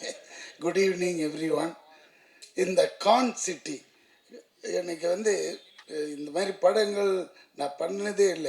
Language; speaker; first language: Tamil; native; Tamil